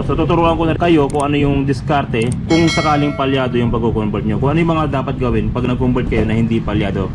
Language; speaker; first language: Filipino; non-native, local second language; Pangasinan